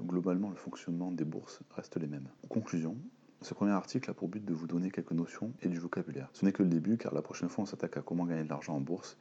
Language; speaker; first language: French; native; French